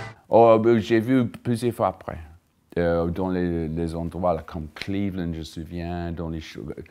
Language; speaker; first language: French; non-native, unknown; English